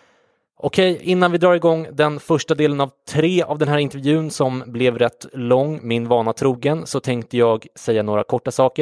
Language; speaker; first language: Swedish; native; Swedish